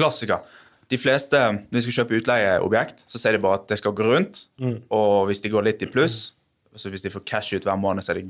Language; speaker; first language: Norwegian; native; Norwegian